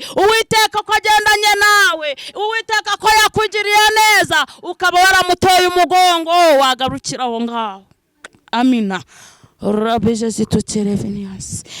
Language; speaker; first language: Kinyarwanda; non-native, local second language; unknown